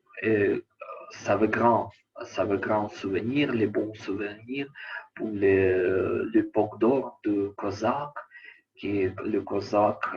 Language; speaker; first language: French; non-native, learner; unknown